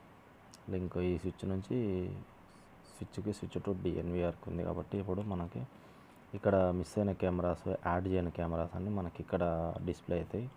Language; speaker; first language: Telugu; native; Telugu